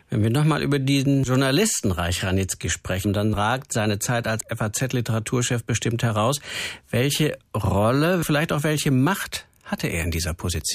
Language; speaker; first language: German; native; German